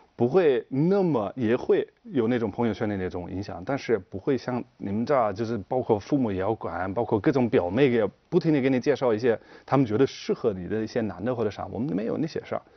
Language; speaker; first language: Chinese; non-native, fluent; German